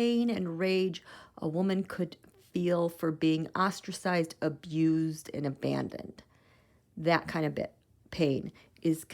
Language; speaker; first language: English; native; English